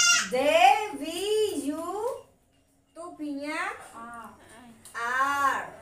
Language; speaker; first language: English; non-native, learner; Indonesian